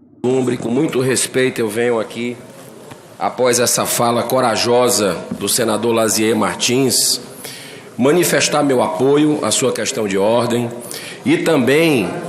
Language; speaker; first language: Portuguese; native; Portuguese